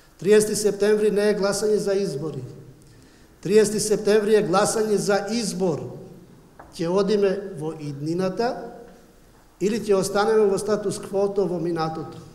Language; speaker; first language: Macedonian; non-native, local second language; Albanian